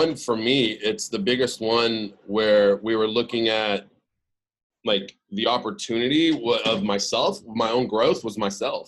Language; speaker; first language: English; early bilingual, other home language; Arabic